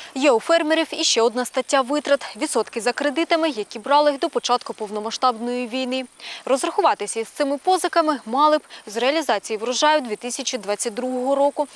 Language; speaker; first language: Ukrainian; native; Ukrainian